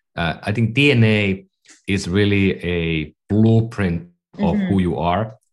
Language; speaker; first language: English; non-native, fluent; Finnish